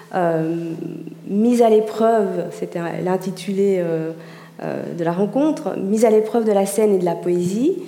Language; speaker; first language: French; native; French